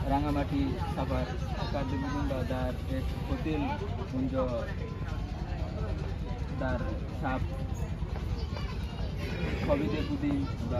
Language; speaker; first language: Persian; non-native, learner; Bangla